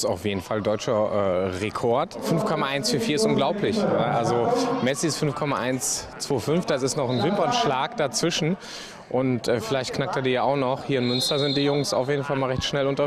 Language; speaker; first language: German; native; German